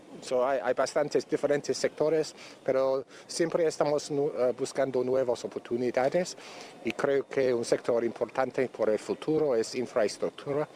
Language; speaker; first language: Spanish; non-native, fluent; English